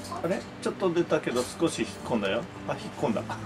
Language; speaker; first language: Japanese; native; Japanese